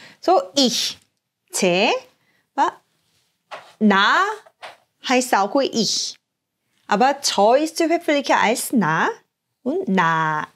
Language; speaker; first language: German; non-native, fluent; Korean